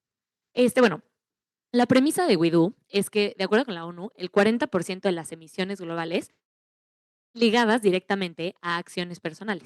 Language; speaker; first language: Spanish; native; Spanish